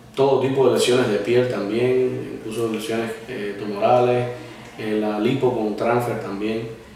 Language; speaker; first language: Spanish; native; Spanish